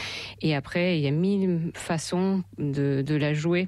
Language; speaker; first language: French; non-native, fluent; Russian